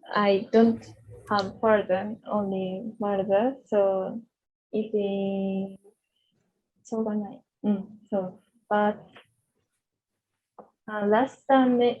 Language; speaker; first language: English; non-native, learner; Japanese